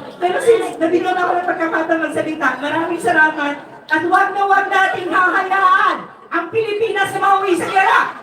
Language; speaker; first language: Filipino; non-native, local second language; Waray